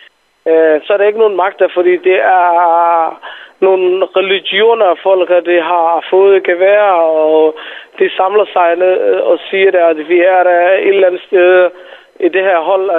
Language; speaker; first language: Danish; non-native, fluent; Somali